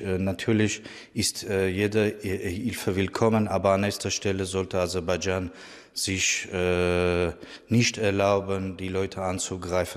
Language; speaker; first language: German; non-native, fluent; Armenian